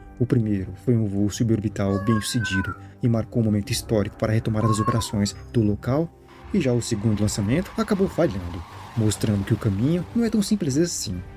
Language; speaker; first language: Portuguese; native; Portuguese